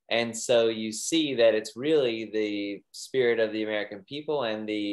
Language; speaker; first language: English; native; English